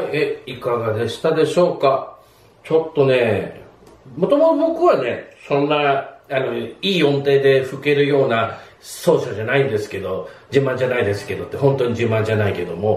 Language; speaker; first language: Japanese; native; Japanese